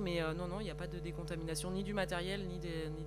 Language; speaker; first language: French; native; French